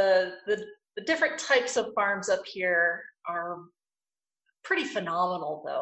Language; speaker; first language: English; native; English